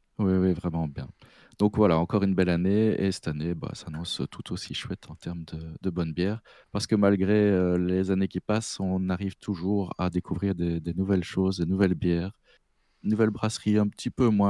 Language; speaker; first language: French; native; French